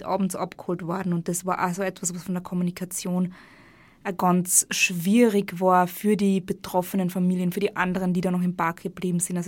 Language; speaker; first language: German; native; German